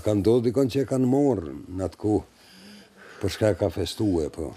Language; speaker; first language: Albanian; native; Albanian